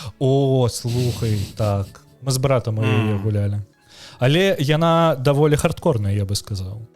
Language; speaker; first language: Belarusian; non-native, local second language; Russian